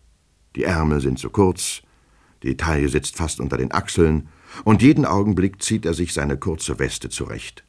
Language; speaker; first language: German; native; German